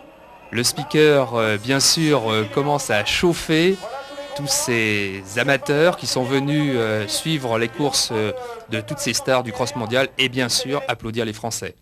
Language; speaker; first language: French; native; French